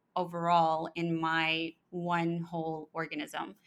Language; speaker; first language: English; early bilingual, other home language; Russian